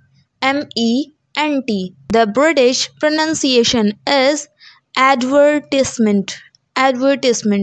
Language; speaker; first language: English; non-native, local second language; Hindi